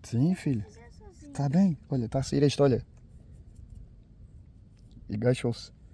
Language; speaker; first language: Portuguese; native; Portuguese